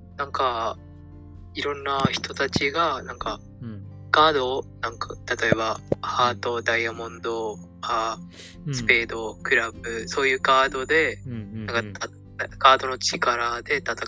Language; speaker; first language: Japanese; non-native, learner; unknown